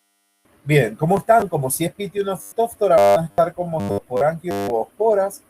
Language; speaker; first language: Spanish; native; Spanish